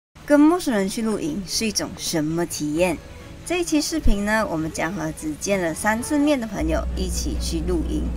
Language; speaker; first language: Chinese; native; Chinese